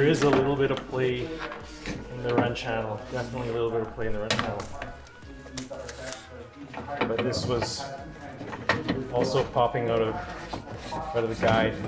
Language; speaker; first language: English; native; English